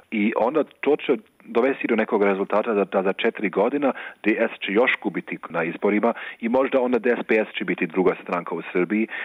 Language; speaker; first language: Serbian; non-native, fluent; German